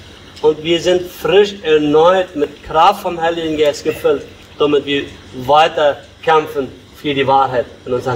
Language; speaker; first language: German; early bilingual, heritage; Low German